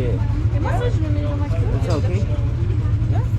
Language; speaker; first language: English; non-native, learner; Korean